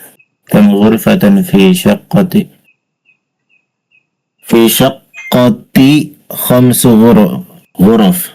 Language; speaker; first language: Arabic; non-native, learner; Indonesian